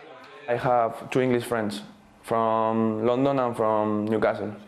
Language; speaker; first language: English; non-native, learner; Spanish